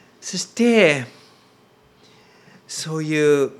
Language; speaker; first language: Japanese; non-native, learner; English